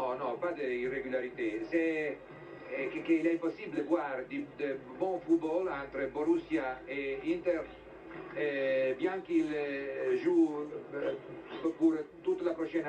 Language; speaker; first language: French; non-native, fluent; Italian